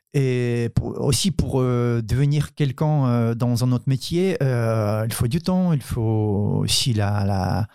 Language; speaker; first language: French; non-native, fluent; Ukrainian